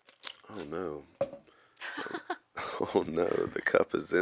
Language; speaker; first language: English; native; English